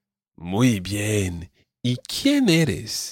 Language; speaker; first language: Spanish; non-native, fluent; English